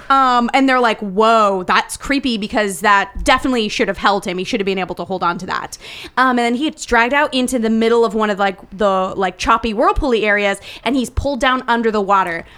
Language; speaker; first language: English; native; English